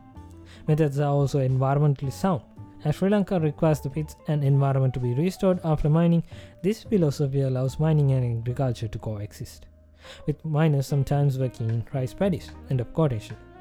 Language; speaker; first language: English; non-native, local second language; Sinhala